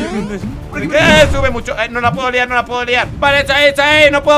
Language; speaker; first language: Spanish; native; Spanish